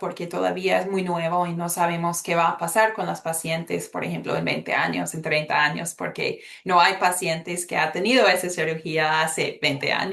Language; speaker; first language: Spanish; early bilingual, heritage; Spanish